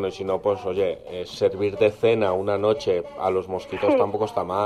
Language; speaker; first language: Spanish; native; Spanish